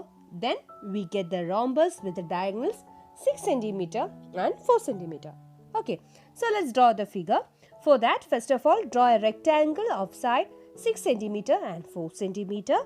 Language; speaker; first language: English; non-native, local second language; Malayalam